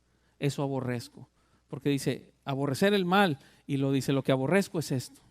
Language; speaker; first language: Spanish; native; Spanish